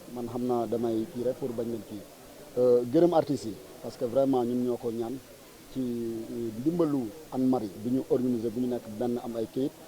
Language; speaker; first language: Wolof; non-native, local second language; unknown